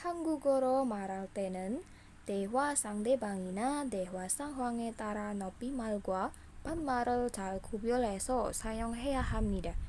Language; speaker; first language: Korean; non-native, fluent; Indonesian